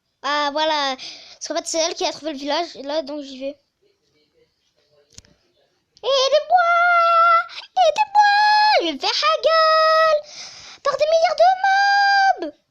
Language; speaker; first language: French; native; French